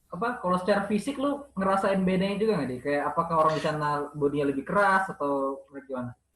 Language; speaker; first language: Indonesian; native; Indonesian